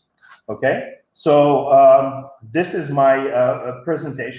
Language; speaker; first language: English; non-native, fluent; Bulgarian